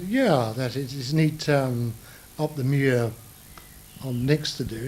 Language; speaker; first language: Dutch; non-native, learner; English